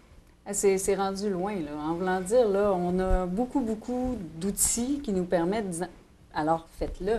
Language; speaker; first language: French; native; French